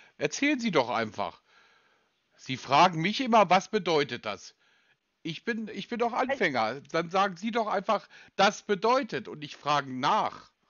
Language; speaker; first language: German; native; German